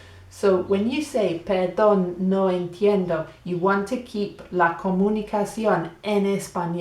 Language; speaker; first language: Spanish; non-native, fluent; English